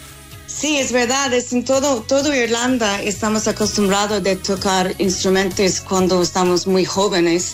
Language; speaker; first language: Spanish; non-native, fluent; English